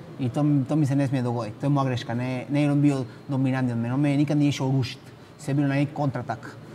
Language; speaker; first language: Bosnian; non-native, fluent; Spanish